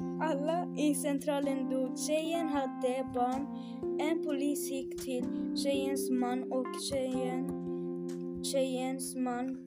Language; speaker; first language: Swedish; non-native, learner; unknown